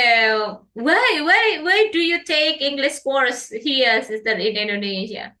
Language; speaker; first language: English; non-native, learner; Indonesian